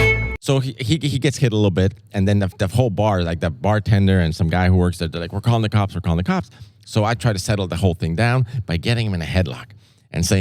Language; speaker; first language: English; native; English